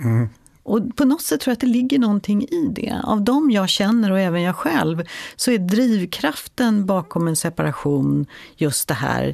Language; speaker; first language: Swedish; native; Swedish